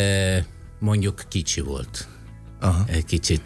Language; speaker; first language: Hungarian; non-native, fluent; Italian